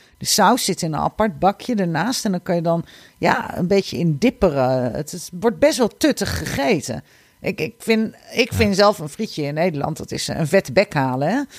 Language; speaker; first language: Dutch; native; Dutch